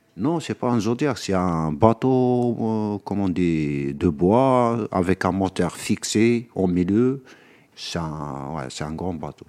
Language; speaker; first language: French; non-native, local second language; Arabic